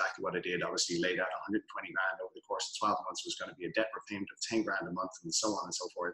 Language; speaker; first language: English; native; English